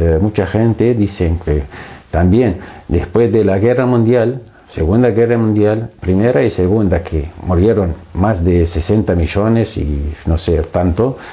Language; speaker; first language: Spanish; non-native, fluent; Arabic